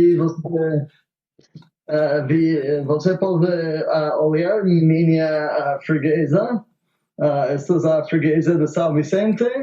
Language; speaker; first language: Portuguese; non-native, learner; Spanish